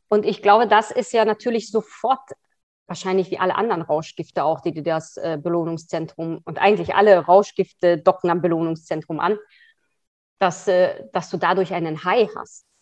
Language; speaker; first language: German; early bilingual, other home language; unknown